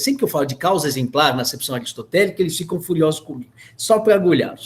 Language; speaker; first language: Portuguese; native; Portuguese